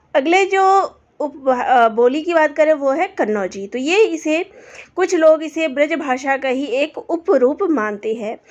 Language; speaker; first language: Hindi; native; Hindi